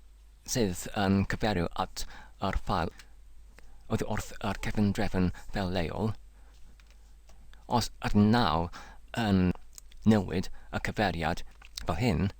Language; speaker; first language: Welsh; non-native, learner; English